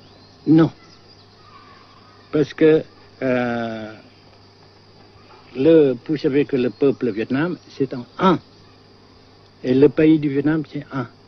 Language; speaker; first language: French; non-native, fluent; Vietnamese